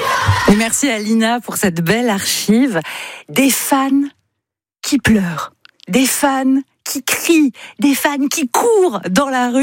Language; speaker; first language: French; native; French